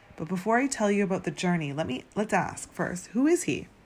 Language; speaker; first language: English; native; English